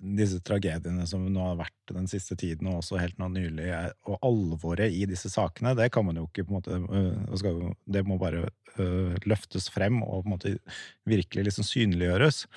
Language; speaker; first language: Norwegian; native; Norwegian